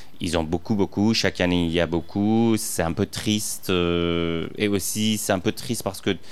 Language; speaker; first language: French; non-native, fluent; Persian